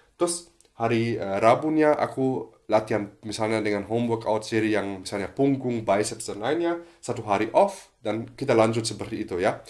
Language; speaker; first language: Indonesian; non-native, fluent; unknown